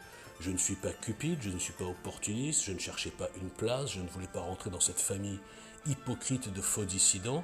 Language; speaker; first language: French; native; French